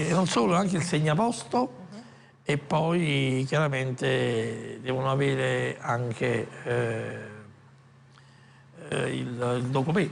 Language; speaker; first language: Italian; native; Italian